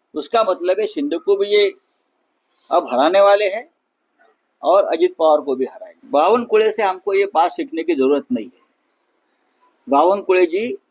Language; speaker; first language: Hindi; non-native, local second language; Marathi